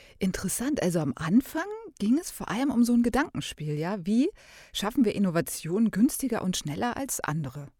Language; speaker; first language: German; native; German